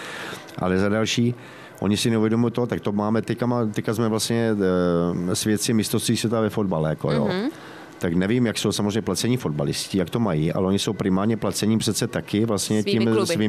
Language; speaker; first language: Czech; native; Czech